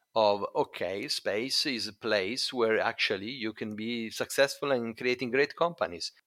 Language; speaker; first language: English; non-native, fluent; Italian